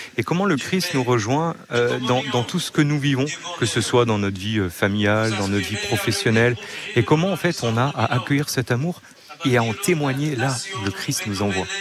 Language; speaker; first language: French; native; French